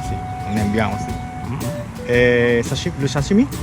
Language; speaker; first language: French; non-native, learner; Japanese